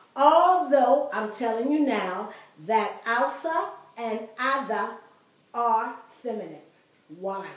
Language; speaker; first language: English; native; English